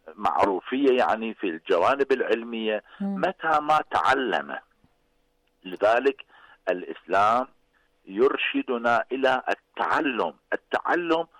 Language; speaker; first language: Arabic; non-native, fluent; Persian